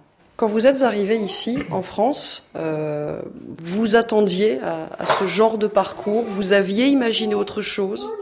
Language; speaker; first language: French; native; French